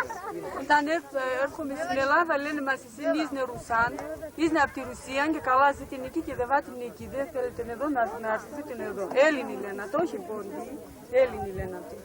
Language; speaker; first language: Greek; early bilingual, heritage; Greek